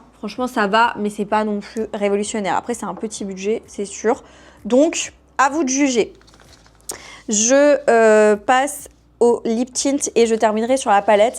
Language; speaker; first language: French; native; French